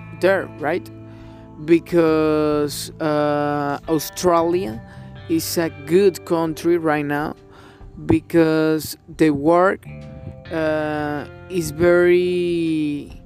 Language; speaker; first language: English; non-native, learner; Spanish